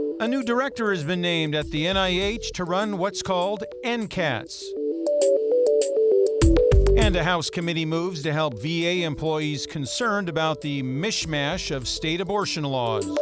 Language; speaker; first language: English; native; English